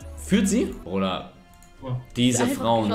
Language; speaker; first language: German; native; German